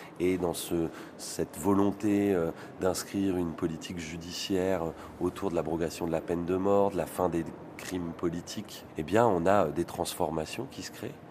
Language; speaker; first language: French; native; French